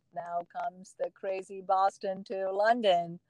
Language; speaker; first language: English; non-native, local second language; Tamil